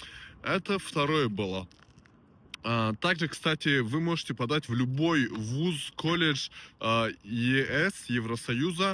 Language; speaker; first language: Russian; non-native, local second language; Tajik